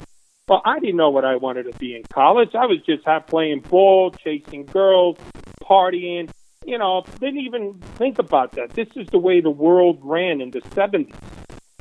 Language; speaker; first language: English; early bilingual, other home language; Spanish